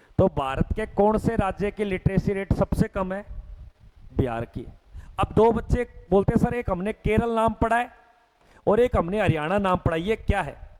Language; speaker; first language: Hindi; native; Hindi